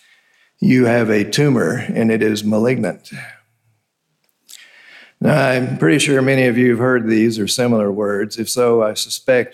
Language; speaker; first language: English; native; English